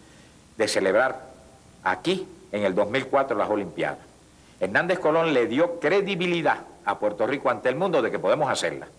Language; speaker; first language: Spanish; native; Spanish